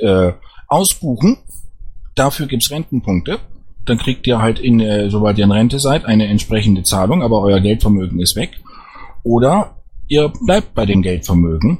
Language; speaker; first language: German; native; German